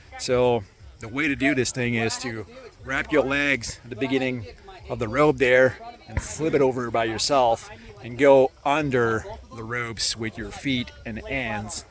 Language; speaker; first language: English; non-native, local second language; French